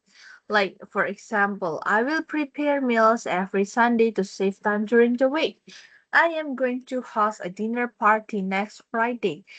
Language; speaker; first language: English; non-native, fluent; Indonesian